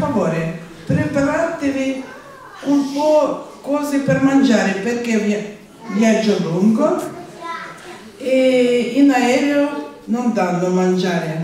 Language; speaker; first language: Italian; non-native, learner; Russian